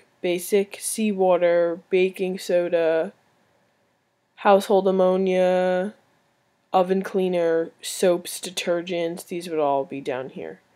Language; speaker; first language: English; native; English